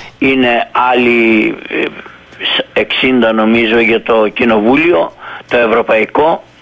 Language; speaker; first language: Greek; native; Greek